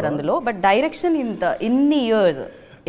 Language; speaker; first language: Telugu; native; Telugu